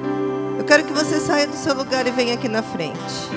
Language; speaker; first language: Portuguese; native; Portuguese